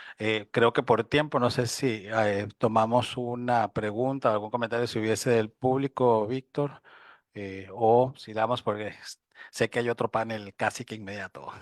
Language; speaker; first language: Spanish; native; Spanish